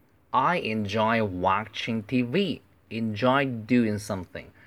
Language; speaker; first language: English; non-native, fluent; Chinese